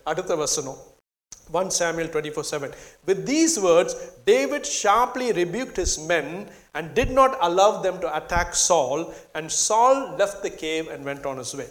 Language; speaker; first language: English; non-native, local second language; Tamil